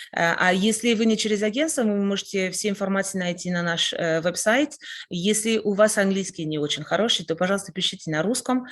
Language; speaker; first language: Russian; non-native, fluent; French